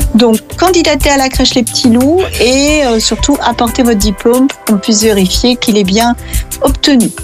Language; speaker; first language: French; native; French